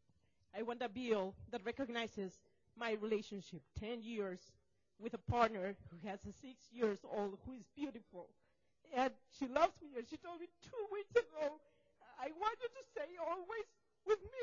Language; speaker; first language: English; non-native, fluent; Russian